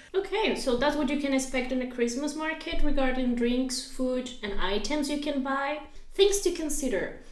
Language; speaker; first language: English; non-native, fluent; Spanish